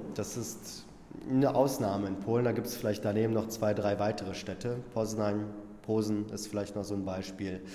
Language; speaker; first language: German; early bilingual, other home language; Polish